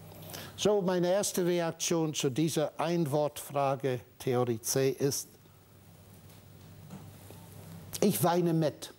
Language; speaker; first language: German; non-native, fluent; English